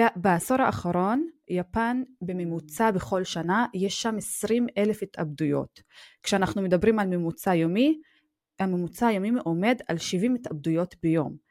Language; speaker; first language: Hebrew; non-native, local second language; Arabic